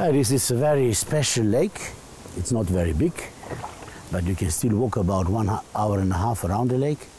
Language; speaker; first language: English; non-native, fluent; Slovenian